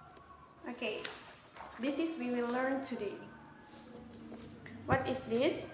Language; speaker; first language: English; non-native, learner; Indonesian